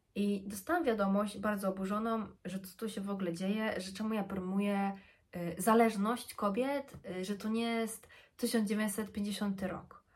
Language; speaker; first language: Polish; early bilingual, heritage; Polish